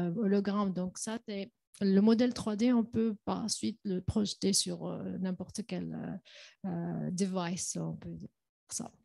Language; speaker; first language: French; non-native, local second language; Arabic